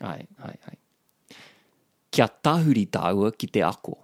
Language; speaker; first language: Māori; non-native, learner; English